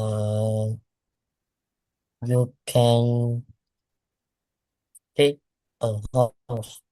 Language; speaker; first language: English; non-native, learner; Vietnamese